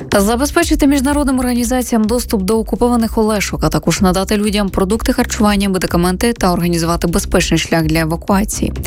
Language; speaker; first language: Ukrainian; native; Ukrainian